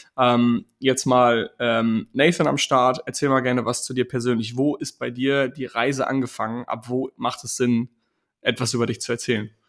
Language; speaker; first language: German; native; German